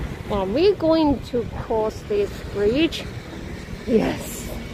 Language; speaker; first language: English; non-native, learner; Chinese